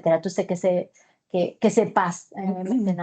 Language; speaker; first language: French; non-native, fluent; Spanish